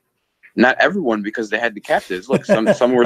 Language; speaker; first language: English; native; English